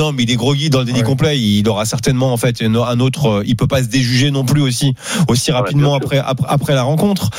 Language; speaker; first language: French; native; French